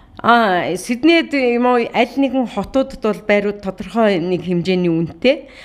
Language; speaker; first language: Mongolian; native; Mongolian